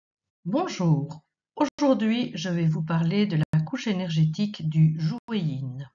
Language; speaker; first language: French; native; French